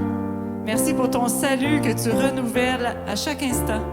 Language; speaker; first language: French; native; French